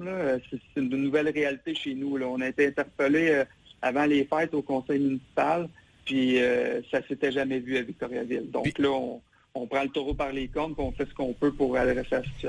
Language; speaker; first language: French; native; French